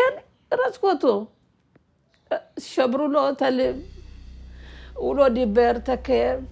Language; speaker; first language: Hebrew; non-native, learner; Amharic